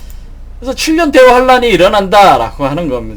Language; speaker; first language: Korean; native; Korean